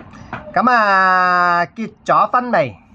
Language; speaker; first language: Cantonese; native; Cantonese